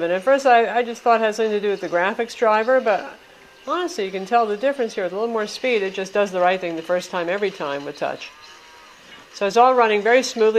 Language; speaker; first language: English; native; English